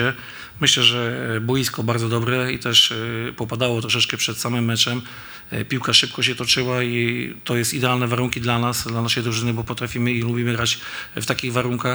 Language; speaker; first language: Polish; native; Polish